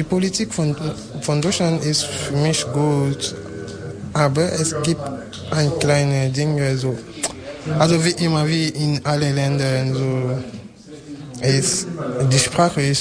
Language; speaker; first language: German; non-native, learner; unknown